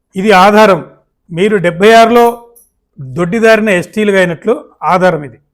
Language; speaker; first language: Telugu; native; Telugu